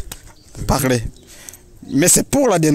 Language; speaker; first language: French; non-native, learner; Rundi